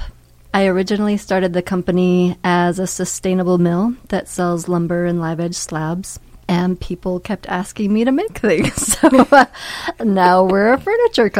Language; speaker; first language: English; native; English